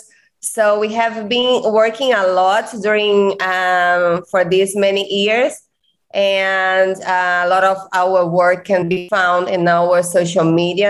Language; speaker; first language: English; non-native, fluent; Portuguese